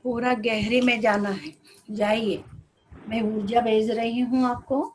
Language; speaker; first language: Hindi; non-native, local second language; Telugu